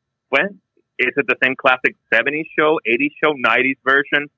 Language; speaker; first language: English; non-native, local second language; Spanish